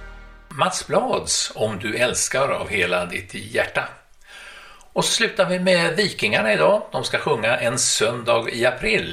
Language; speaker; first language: Swedish; native; Swedish